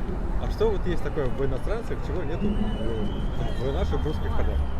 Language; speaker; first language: Russian; native; Russian